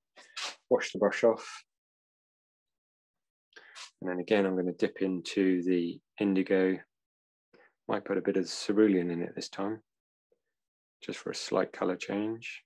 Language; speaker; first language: English; native; English